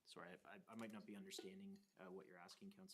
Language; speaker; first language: English; native; English